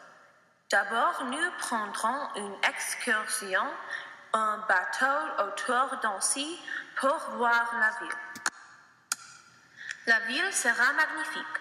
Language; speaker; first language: French; non-native, learner; English